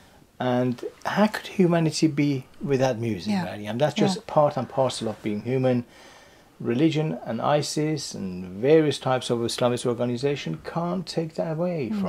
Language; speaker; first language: English; non-native, fluent; Persian